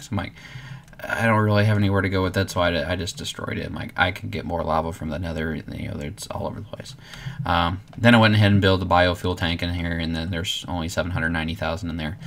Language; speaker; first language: English; native; English